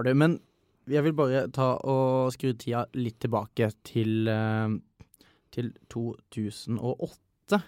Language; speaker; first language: Norwegian; native; Norwegian